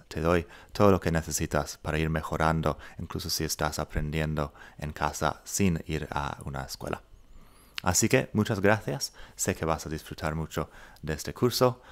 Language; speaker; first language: Spanish; non-native, fluent; English